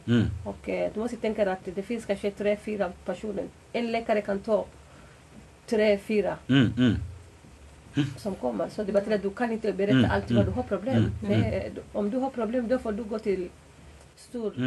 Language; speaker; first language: Swedish; non-native, fluent; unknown